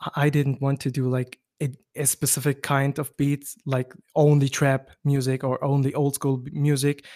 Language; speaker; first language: English; non-native, fluent; German